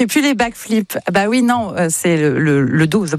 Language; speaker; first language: French; native; French